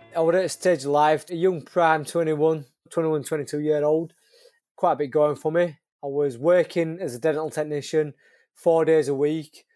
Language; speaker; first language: English; native; English